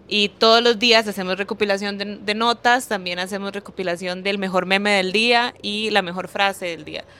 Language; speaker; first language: Spanish; native; Spanish